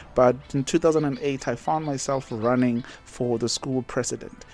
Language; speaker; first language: English; non-native, local second language; Zulu